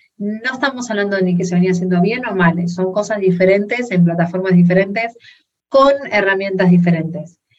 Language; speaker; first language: Spanish; native; Spanish